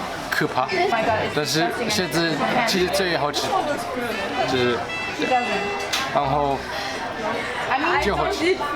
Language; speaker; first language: Chinese; non-native, learner; German